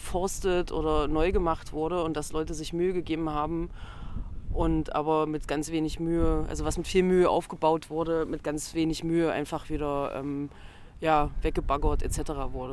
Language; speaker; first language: German; native; German